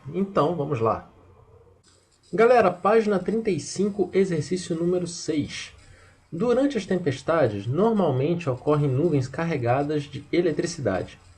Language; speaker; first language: Portuguese; native; Portuguese